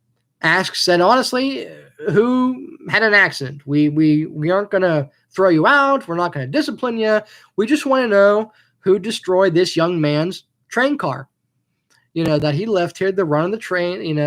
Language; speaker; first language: English; native; English